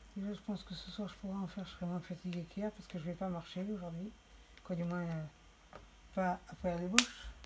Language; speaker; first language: French; native; French